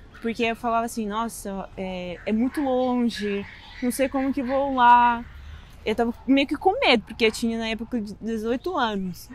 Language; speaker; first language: Portuguese; non-native, fluent; Russian